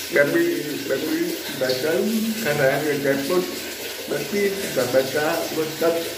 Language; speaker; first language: Indonesian; non-native, learner; Vietnamese